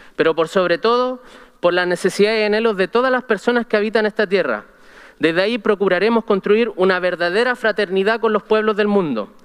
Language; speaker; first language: Spanish; native; Spanish